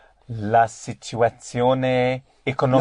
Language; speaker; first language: Italian; non-native, learner; English